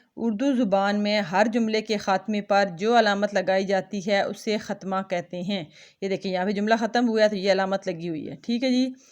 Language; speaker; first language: Urdu; non-native, local second language; Punjabi